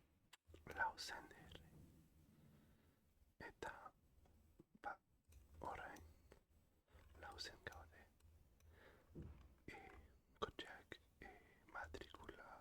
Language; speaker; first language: Basque; non-native, learner; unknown